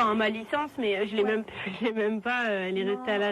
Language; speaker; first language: French; native; French